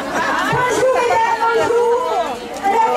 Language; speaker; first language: French; native; French